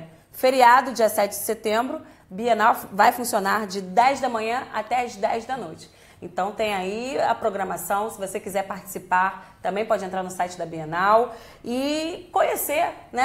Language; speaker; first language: Portuguese; native; Portuguese